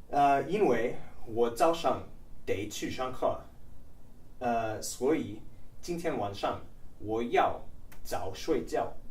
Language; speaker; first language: Chinese; non-native, fluent; English